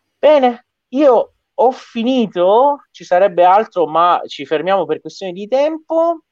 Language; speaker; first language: Italian; non-native, fluent; Persian